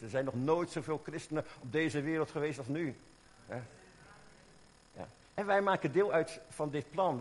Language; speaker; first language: Dutch; native; Dutch